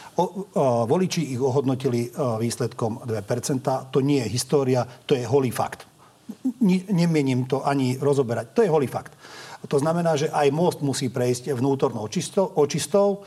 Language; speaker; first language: Slovak; non-native, local second language; Hungarian